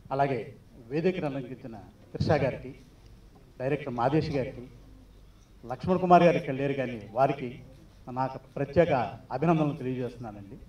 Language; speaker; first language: Telugu; native; Telugu